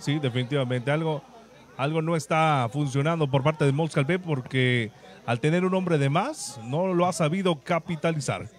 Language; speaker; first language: Spanish; native; Spanish